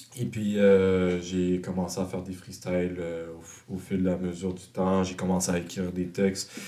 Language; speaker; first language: French; native; French